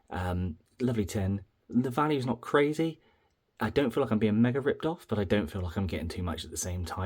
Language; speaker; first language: English; native; English